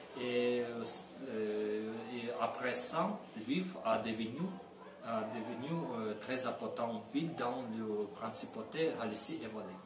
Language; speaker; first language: French; non-native, learner; Ukrainian